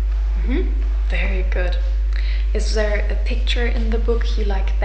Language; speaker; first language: English; non-native, fluent; German